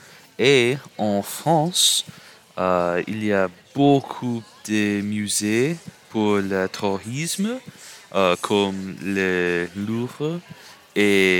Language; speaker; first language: French; non-native, learner; English